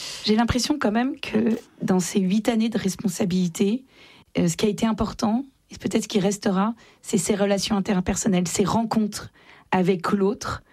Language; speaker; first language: French; native; French